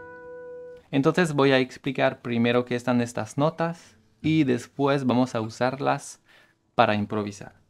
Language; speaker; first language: Spanish; non-native, fluent; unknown